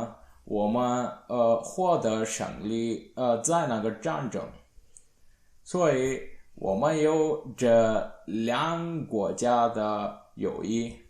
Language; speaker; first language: Chinese; non-native, learner; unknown